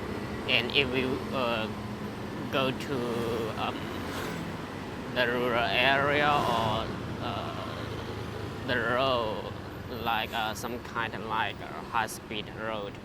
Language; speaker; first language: English; non-native, fluent; Chinese